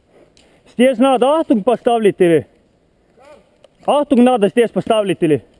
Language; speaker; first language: Russian; non-native, local second language; Estonian